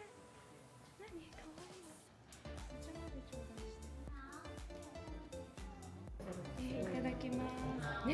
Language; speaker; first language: Japanese; native; Japanese